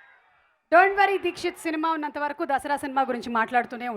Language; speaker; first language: Telugu; native; Telugu